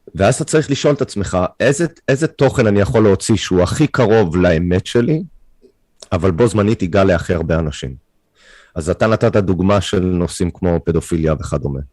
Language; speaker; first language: Hebrew; non-native, fluent; English